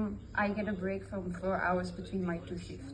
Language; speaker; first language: English; non-native, fluent; Dutch